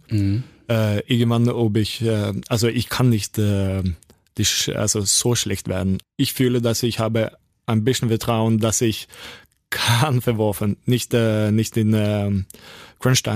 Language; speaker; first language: German; non-native, learner; Norwegian